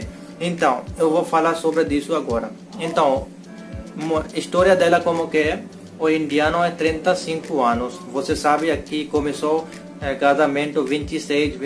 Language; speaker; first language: Portuguese; non-native, learner; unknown